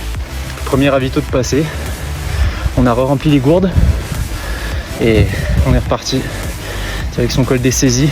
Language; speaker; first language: French; native; French